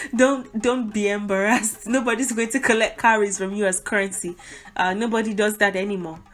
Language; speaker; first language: English; non-native, local second language; Yoruba